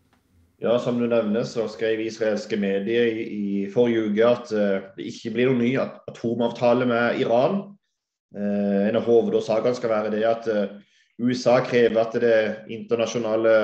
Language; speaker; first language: Norwegian; native; Norwegian